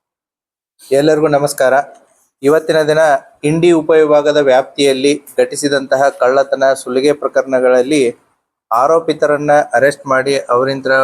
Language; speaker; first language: Kannada; native; Kannada